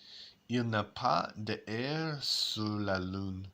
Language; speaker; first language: French; non-native, learner; English